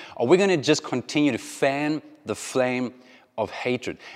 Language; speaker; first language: English; native; English